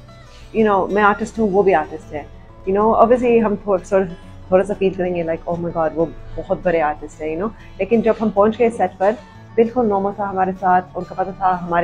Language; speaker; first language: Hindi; early bilingual, heritage; Urdu